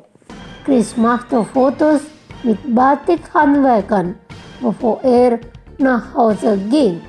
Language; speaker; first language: German; non-native, fluent; Indonesian